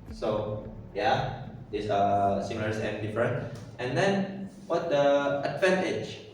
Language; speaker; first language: English; non-native, learner; Indonesian